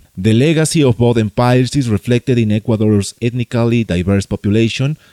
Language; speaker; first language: English; non-native, fluent; Spanish